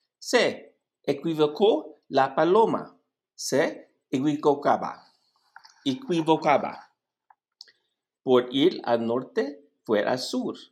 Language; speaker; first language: Spanish; non-native, learner; English